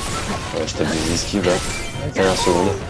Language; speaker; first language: French; native; French